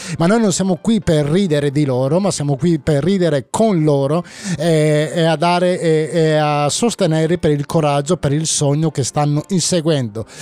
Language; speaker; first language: Italian; native; Italian